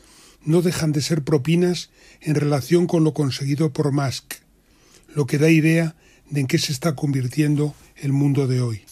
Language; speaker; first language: Spanish; native; Spanish